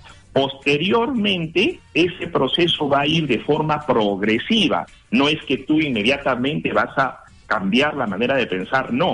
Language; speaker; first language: Spanish; native; Spanish